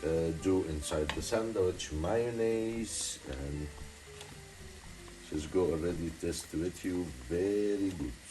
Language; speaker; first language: English; non-native, learner; Arabic